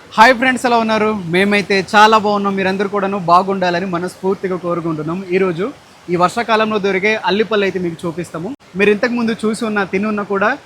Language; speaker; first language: Telugu; native; Telugu